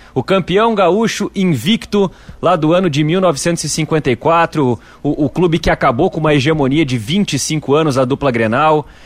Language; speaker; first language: Portuguese; native; Portuguese